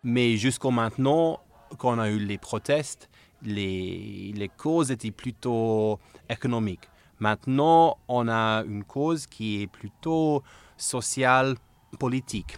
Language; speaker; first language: French; non-native, fluent; English